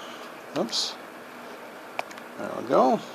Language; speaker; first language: English; native; English